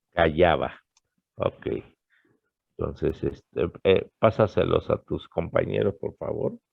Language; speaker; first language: Spanish; native; Spanish